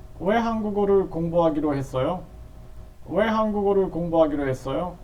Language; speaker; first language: Korean; non-native, learner; Vietnamese